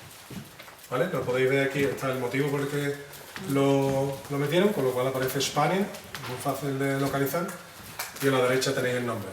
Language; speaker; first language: Spanish; native; Spanish